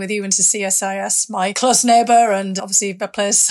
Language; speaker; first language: English; native; English